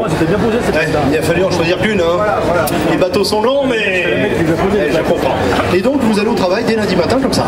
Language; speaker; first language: French; native; French